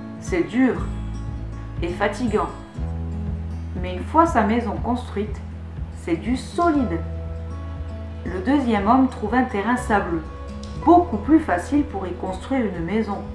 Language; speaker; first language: French; native; French